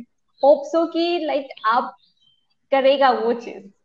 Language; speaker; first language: Hindi; non-native, local second language; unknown